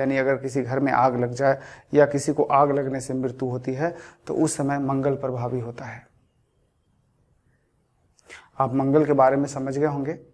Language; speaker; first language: Hindi; native; Hindi